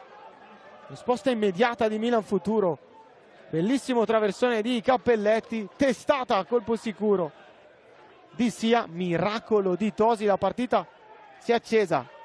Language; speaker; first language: Italian; native; Italian